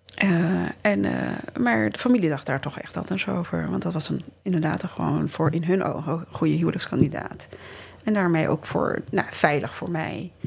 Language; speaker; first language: Dutch; early bilingual, other home language; Riffian